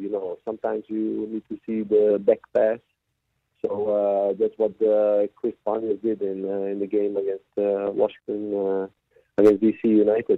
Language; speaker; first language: English; non-native, fluent; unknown